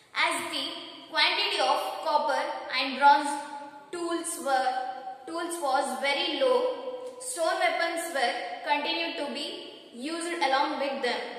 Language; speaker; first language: English; non-native, local second language; Kannada